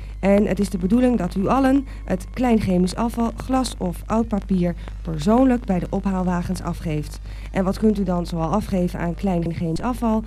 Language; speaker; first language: Dutch; native; Dutch